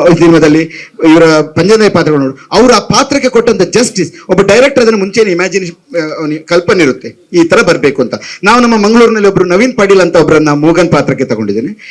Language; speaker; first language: Kannada; non-native, local second language; Tulu